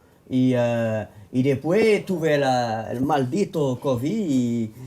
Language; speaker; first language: Spanish; non-native, learner; French